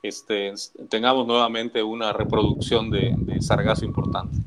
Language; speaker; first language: Spanish; native; Spanish